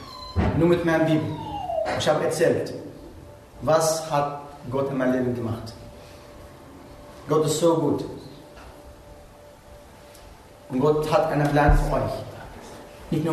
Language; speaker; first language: German; non-native, learner; Arabic